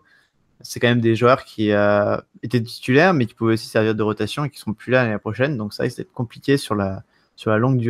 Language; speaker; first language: French; native; French